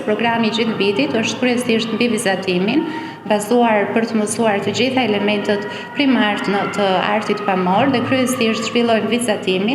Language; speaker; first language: Albanian; native; Albanian